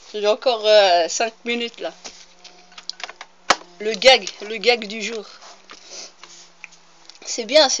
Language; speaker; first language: French; early bilingual, other home language; Arabic